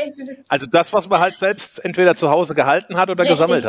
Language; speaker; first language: German; native; German